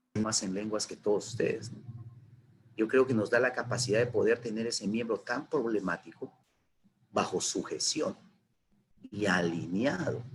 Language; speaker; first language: Spanish; native; Spanish